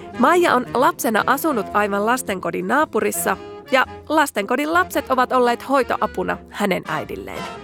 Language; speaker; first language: Finnish; native; Finnish